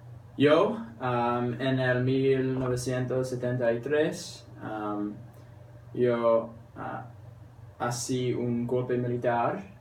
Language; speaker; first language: Spanish; non-native, learner; English